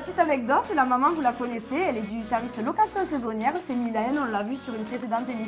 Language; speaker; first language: French; native; French